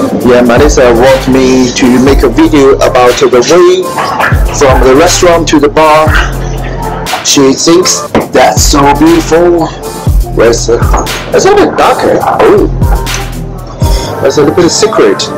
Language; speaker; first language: English; non-native, fluent; Chinese